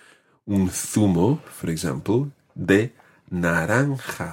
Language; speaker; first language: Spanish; non-native, fluent; English